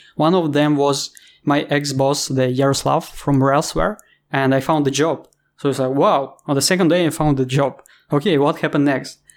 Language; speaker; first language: English; non-native, fluent; Ukrainian